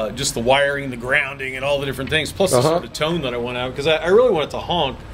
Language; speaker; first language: English; native; English